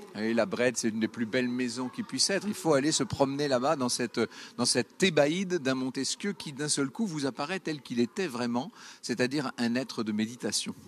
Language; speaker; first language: French; native; French